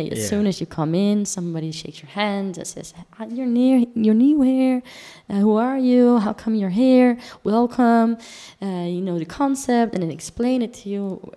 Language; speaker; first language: English; non-native, fluent; Dutch